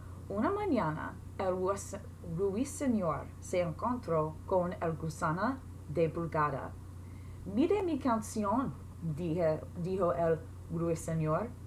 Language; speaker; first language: Spanish; non-native, learner; English